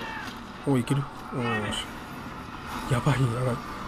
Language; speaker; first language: Japanese; native; Japanese